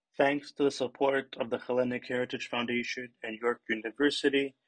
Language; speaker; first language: English; early bilingual, other home language; Greek